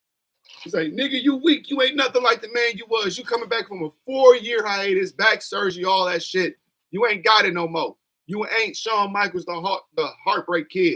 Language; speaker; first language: English; native; English